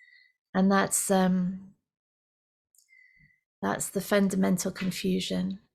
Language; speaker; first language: English; native; English